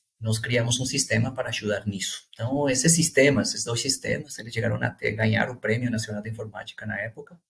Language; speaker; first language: Portuguese; non-native, fluent; Spanish